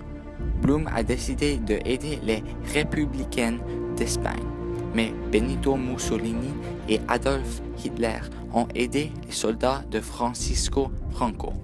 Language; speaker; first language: French; non-native, learner; English